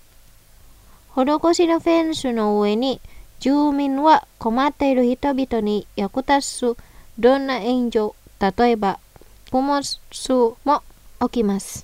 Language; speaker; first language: Japanese; non-native, fluent; Indonesian